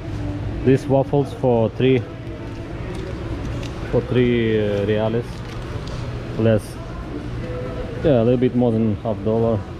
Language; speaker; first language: English; non-native, fluent; Russian